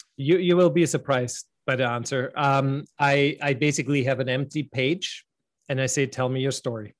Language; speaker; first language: English; non-native, fluent; German